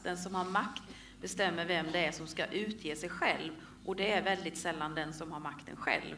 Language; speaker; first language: Swedish; native; Swedish